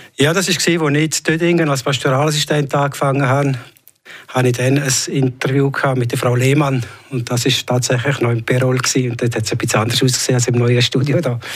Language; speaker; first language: German; native; German